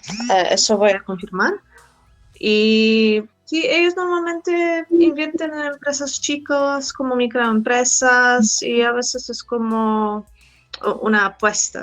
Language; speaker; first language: Spanish; non-native, fluent; Polish